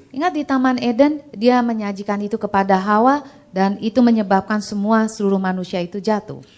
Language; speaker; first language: Indonesian; native; Indonesian